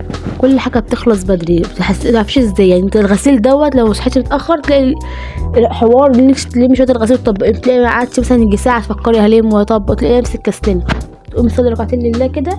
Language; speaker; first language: Arabic; native; Arabic